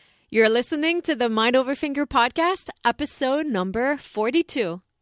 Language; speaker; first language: English; non-native, fluent; French